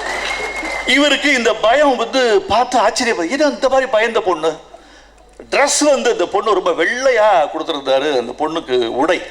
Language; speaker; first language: Tamil; native; Tamil